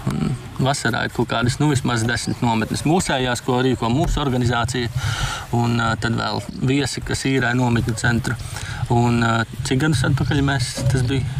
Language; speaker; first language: Latvian; native; Latvian